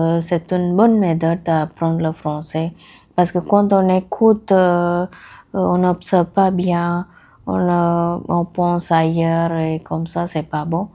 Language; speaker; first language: French; non-native, learner; Tamil